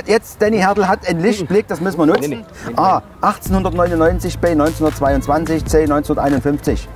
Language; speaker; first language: German; native; German